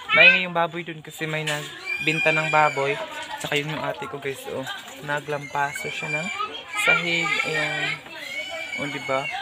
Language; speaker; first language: Filipino; non-native, local second language; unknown